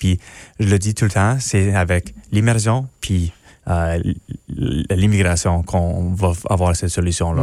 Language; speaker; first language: French; non-native, local second language; English